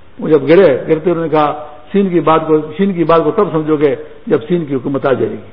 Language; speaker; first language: Urdu; non-native, local second language; Pashto